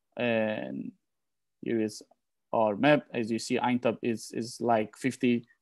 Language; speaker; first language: English; non-native, fluent; Turkish